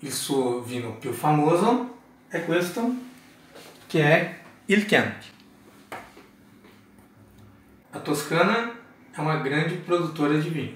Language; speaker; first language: Italian; non-native, fluent; Portuguese